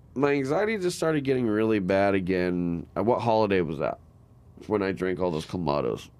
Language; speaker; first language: English; native; English